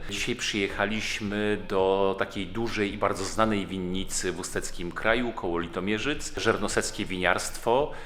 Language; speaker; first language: Polish; native; Polish